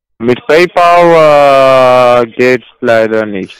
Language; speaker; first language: German; non-native, learner; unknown